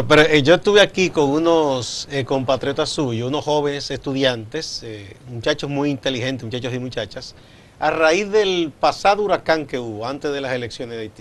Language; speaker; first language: Spanish; native; Spanish